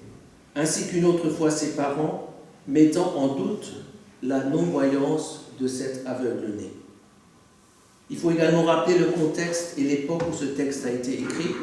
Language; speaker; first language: French; native; French